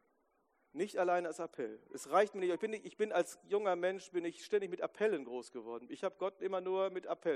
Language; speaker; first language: German; native; German